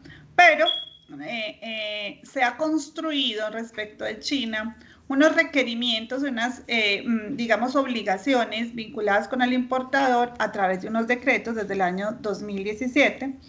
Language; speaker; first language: Spanish; native; Spanish